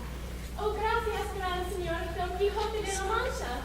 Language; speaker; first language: Spanish; non-native, learner; English